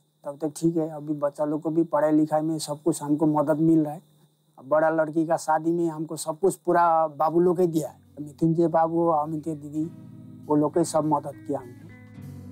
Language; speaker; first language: Hindi; non-native, local second language; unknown